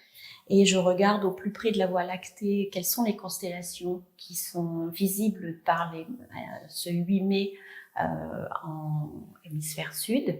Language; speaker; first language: French; native; French